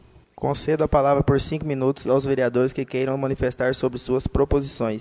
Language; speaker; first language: Portuguese; native; Portuguese